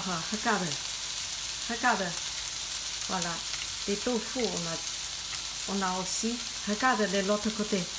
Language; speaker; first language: French; non-native, learner; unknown